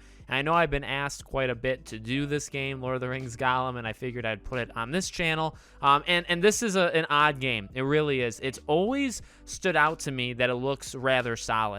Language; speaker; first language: English; native; English